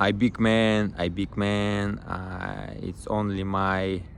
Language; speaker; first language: English; non-native, learner; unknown